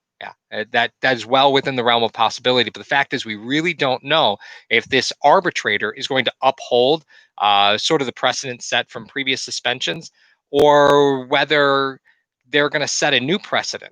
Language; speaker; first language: English; native; English